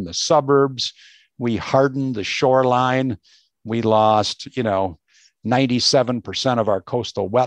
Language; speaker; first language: English; native; English